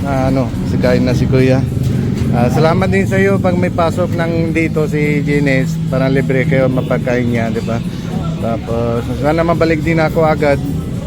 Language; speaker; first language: Filipino; non-native, local second language; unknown